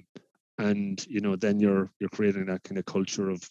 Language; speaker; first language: English; native; English